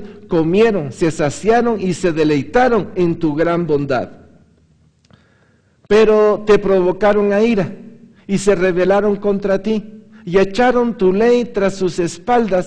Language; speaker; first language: Spanish; native; Spanish